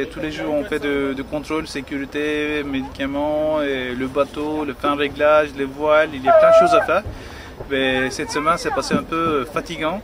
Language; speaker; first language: French; non-native, fluent; Turkish